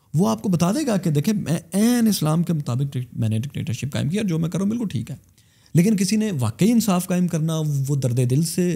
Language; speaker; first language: Urdu; native; Urdu